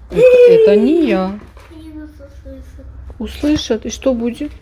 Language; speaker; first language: Russian; native; Russian